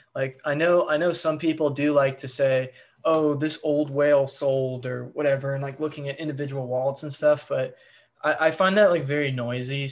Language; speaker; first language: English; native; English